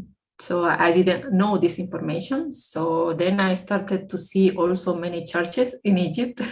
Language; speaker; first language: English; non-native, fluent; Spanish